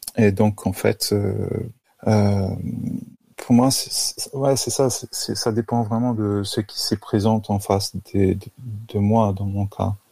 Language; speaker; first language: French; non-native, fluent; Portuguese